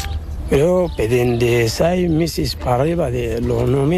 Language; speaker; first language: Spanish; non-native, learner; Arabic